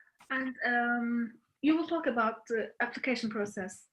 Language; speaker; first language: English; non-native, fluent; Turkish